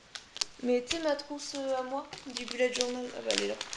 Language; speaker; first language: French; native; French